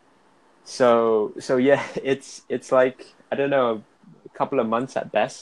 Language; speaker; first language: English; native; English